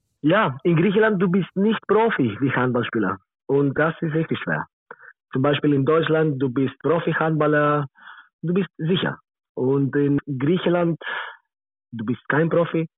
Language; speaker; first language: German; non-native, learner; Greek